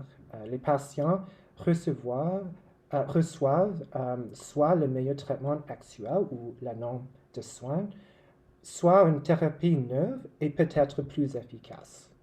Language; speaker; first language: French; non-native, local second language; English